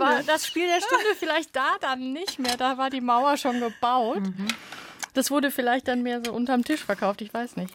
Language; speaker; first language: German; native; German